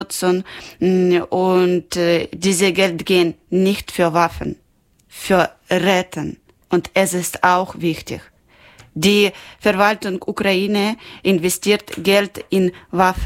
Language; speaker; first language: German; non-native, learner; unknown